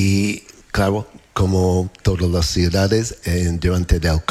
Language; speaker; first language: Spanish; non-native, learner; English